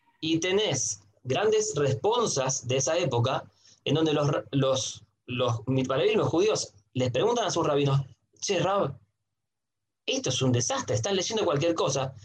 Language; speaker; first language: Spanish; native; Spanish